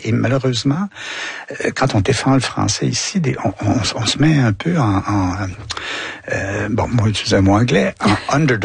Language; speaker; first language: French; native; French